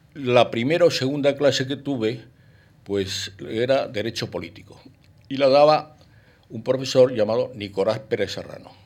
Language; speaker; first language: Spanish; native; Spanish